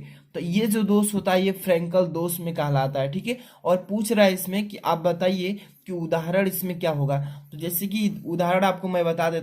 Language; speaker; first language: Hindi; native; Hindi